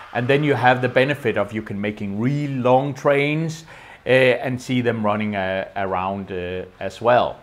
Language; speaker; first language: English; non-native, fluent; Danish